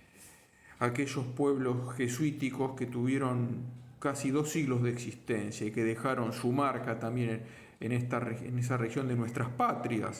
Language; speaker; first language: Spanish; native; Spanish